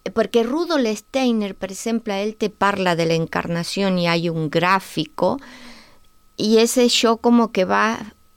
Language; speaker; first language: Catalan; non-native, fluent; Spanish